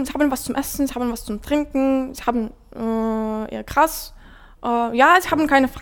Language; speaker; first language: German; non-native, fluent; Ukrainian